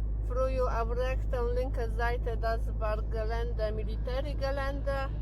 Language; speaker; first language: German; non-native, learner; Polish